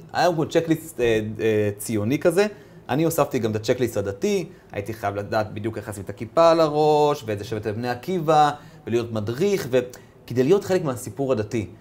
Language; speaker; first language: Hebrew; early bilingual, other home language; Russian